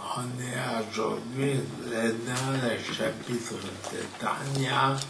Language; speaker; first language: French; non-native, fluent; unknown